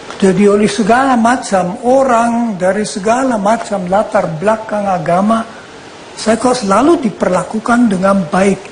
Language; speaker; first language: Indonesian; non-native, fluent; German